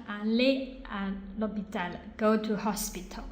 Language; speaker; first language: French; non-native, fluent; Chinese